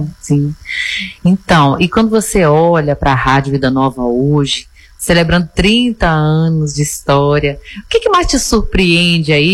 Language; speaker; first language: Portuguese; native; Portuguese